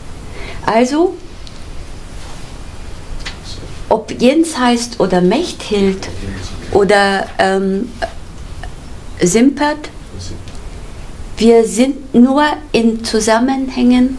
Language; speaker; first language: German; non-native, fluent; Korean